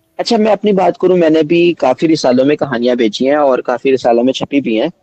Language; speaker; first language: Urdu; non-native, local second language; Punjabi